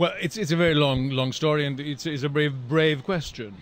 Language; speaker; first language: English; non-native, fluent; Greek